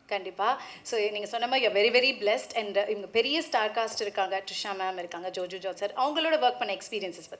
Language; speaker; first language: Tamil; native; Tamil